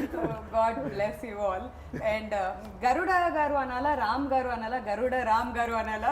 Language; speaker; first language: Telugu; native; Telugu